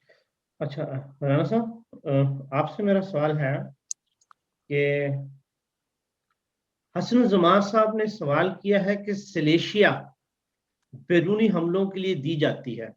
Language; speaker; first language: Urdu; native; Urdu